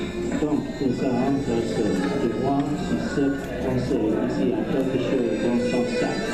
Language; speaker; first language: French; non-native, learner; English